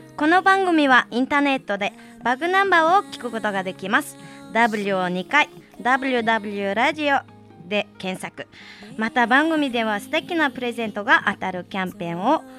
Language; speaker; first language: Japanese; non-native, fluent; Mongolian